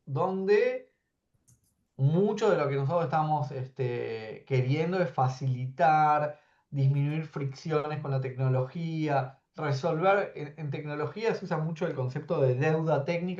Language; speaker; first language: Spanish; native; Spanish